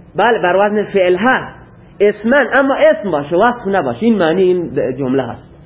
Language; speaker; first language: Persian; non-native, local second language; Baluchi